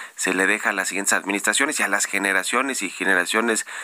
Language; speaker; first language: Spanish; native; Spanish